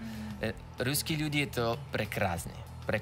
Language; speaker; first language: Russian; non-native, learner; Italian